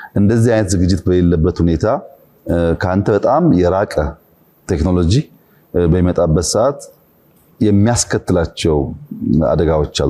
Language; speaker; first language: Amharic; non-native, local second language; Oromo